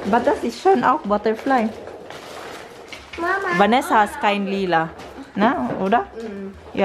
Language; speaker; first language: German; non-native, learner; Filipino